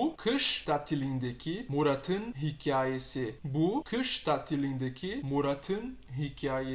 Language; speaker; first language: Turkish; non-native, fluent; Portuguese